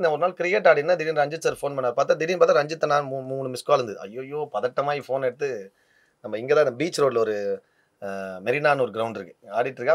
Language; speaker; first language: Tamil; native; Tamil